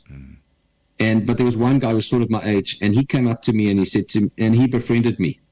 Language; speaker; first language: English; native; English